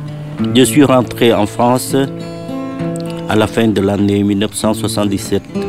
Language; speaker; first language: French; non-native, fluent; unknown